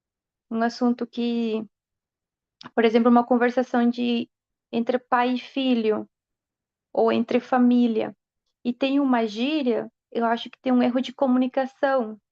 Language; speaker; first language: Portuguese; non-native, fluent; Spanish